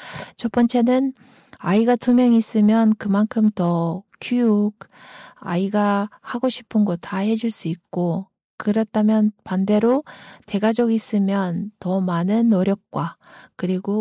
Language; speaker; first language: Korean; non-native, fluent; Kyrgyz